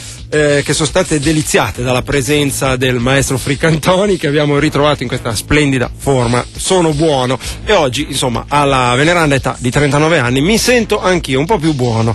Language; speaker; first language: Italian; native; Italian